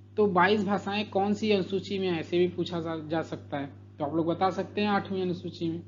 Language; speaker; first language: Hindi; native; Hindi